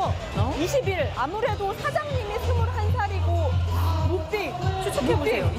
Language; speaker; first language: Korean; native; Korean